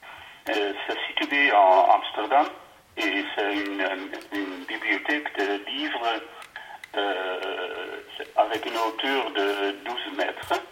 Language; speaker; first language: French; non-native, learner; Dutch